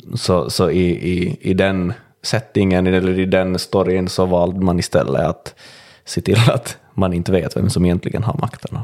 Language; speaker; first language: Swedish; native; Swedish